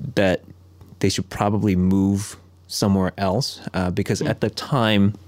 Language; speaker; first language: English; non-native, fluent; Korean